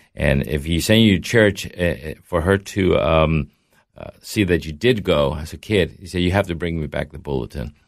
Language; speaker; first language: English; early bilingual, heritage; Spanish